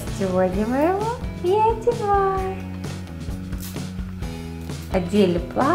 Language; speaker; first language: Russian; native; Russian